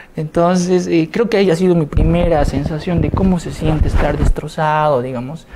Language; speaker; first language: Spanish; native; Spanish